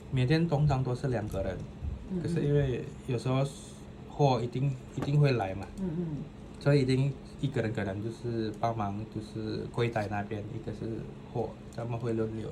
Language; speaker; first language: Chinese; non-native, fluent; Indonesian